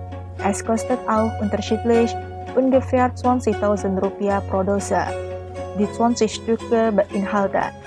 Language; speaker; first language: German; non-native, fluent; Indonesian